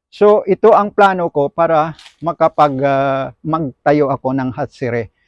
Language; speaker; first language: Filipino; non-native, local second language; Hiligaynon